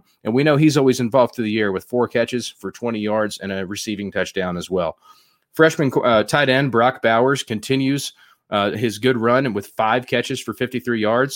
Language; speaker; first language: English; native; English